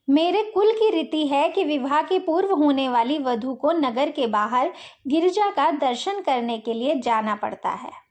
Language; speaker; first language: Hindi; native; Hindi